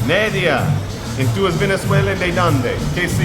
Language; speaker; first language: Spanish; non-native, learner; English